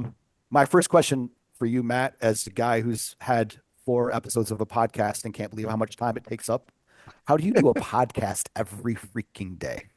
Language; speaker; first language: English; native; English